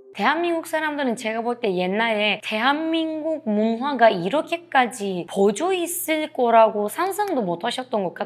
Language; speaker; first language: Korean; non-native, fluent; Turkish